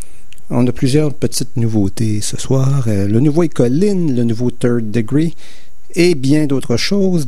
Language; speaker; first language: French; native; French